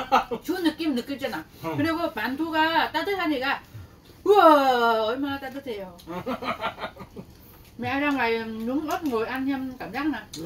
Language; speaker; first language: Korean; non-native, learner; Vietnamese